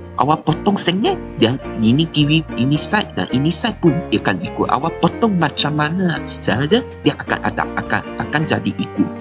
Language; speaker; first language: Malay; non-native, local second language; Chinese